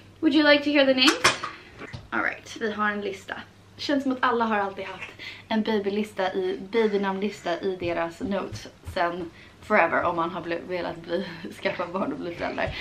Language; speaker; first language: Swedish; early bilingual, heritage; Swedish